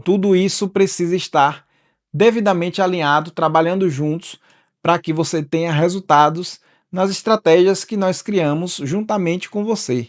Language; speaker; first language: Portuguese; native; Portuguese